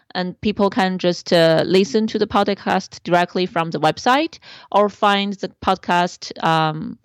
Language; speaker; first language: English; non-native, fluent; Chinese